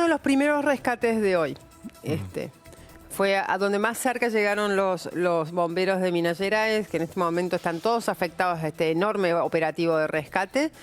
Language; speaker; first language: Spanish; native; Spanish